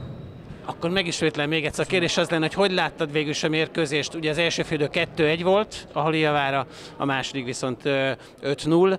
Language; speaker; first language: Hungarian; native; Hungarian